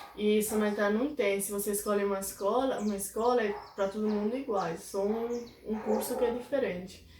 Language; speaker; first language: Portuguese; non-native, fluent; Italian